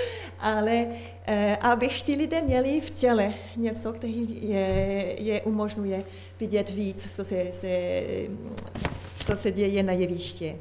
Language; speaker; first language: Czech; non-native, learner; French